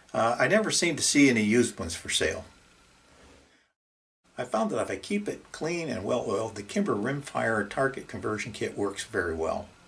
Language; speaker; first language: English; native; English